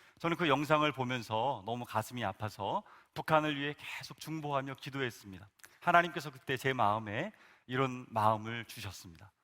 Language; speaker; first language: Korean; native; Korean